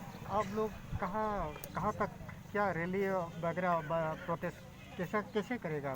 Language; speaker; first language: Hindi; non-native, local second language; Kok Borok